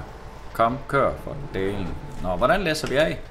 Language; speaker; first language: Danish; native; Danish